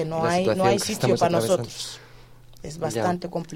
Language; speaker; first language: Spanish; non-native, fluent; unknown